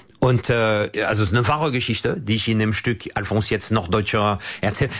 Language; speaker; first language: German; non-native, fluent; French